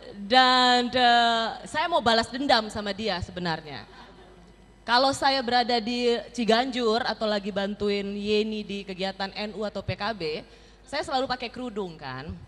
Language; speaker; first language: Indonesian; native; Indonesian